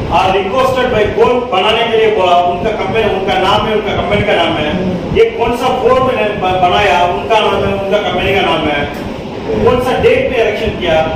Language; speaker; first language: Hindi; non-native, local second language; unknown